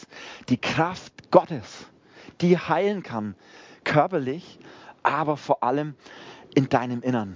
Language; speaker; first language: German; native; German